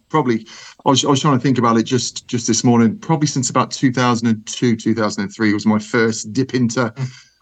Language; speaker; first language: English; native; English